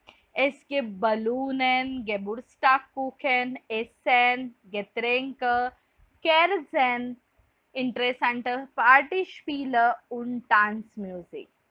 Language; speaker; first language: German; non-native, fluent; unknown